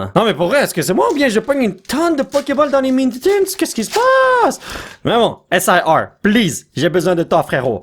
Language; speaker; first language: French; native; French